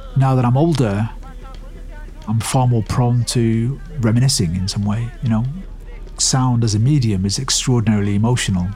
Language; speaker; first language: English; early bilingual, other home language; Urdu